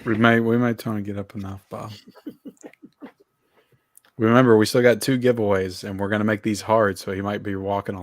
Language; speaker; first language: English; native; English